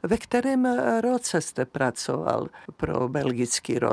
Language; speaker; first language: Czech; native; Czech